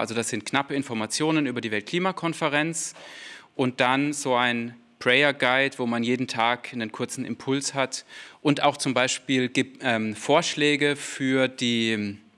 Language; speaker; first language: German; native; German